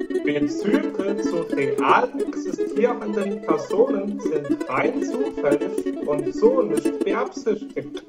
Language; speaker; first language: German; native; German